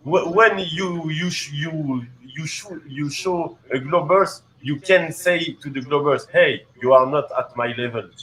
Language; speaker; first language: English; non-native, learner; French